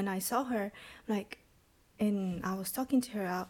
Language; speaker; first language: English; non-native, fluent; Spanish